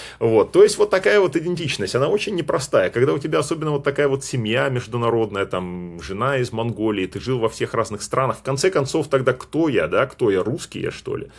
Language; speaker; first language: Russian; native; Russian